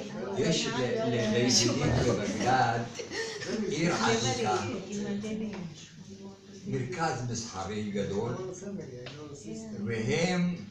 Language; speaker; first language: Hebrew; non-native, fluent; Arabic